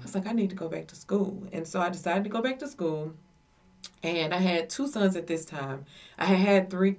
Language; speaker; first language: English; native; English